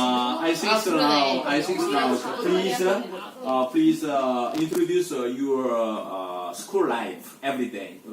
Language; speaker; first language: English; non-native, learner; Korean